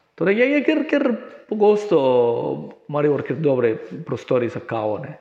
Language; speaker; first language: Slovenian; non-native, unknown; Spanish